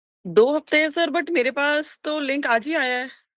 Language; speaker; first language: Hindi; native; Hindi